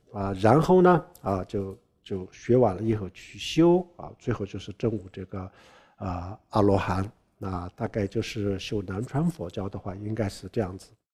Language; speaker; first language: Chinese; non-native, local second language; Tibetan